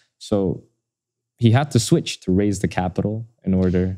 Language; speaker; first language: English; non-native, fluent; Indonesian